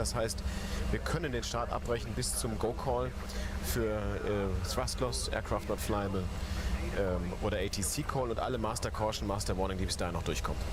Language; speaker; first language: German; native; German